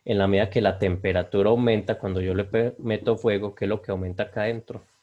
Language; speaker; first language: Spanish; native; Spanish